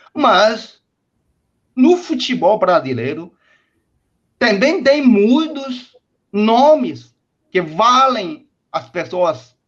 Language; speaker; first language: Portuguese; non-native, fluent; Chinese